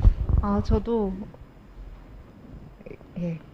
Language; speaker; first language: Korean; native; Korean